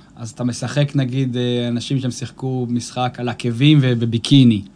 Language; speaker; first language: Hebrew; native; Hebrew